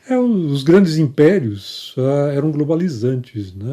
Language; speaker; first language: Portuguese; native; Portuguese